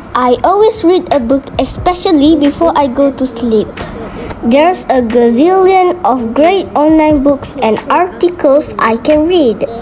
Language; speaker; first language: English; non-native, local second language; Malay